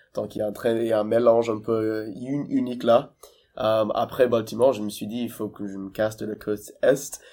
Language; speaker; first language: French; non-native, fluent; English